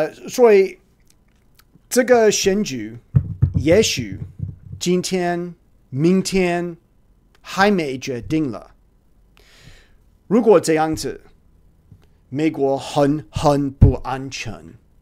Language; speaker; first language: Chinese; non-native, learner; English